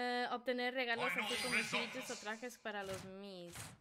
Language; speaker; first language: Spanish; early bilingual, heritage; Spanish